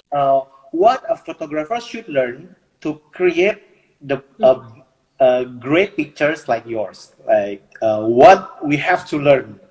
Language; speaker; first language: English; non-native, fluent; Indonesian